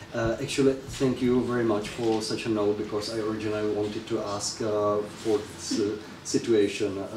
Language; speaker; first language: English; non-native, fluent; Czech